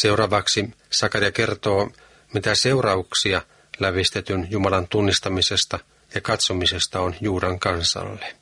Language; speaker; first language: Finnish; native; Finnish